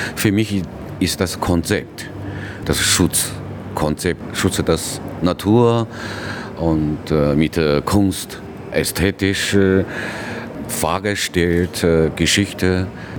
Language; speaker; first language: German; non-native, learner; Chinese